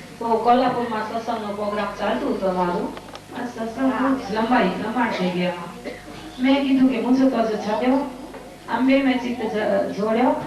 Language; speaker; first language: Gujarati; non-native, local second language; Kachhi